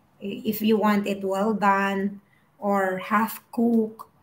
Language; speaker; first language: English; non-native, local second language; Filipino